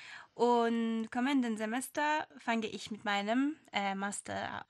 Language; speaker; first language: German; non-native, fluent; Turkish